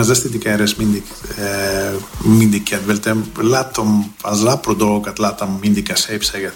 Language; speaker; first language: Hungarian; non-native, learner; Greek